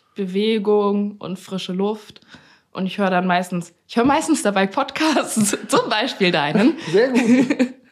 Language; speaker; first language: German; native; German